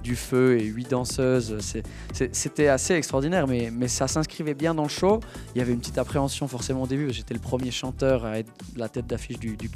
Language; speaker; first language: French; native; French